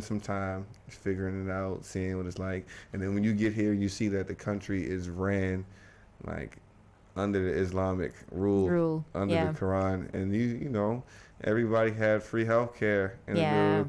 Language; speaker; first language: English; native; English